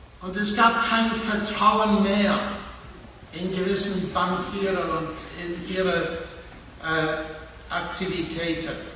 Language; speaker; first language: German; non-native, fluent; English